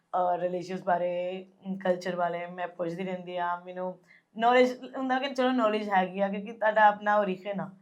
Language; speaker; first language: Punjabi; early bilingual, heritage; Punjabi